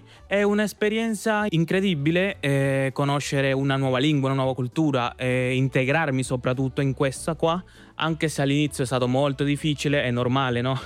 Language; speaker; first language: Italian; non-native, fluent; Spanish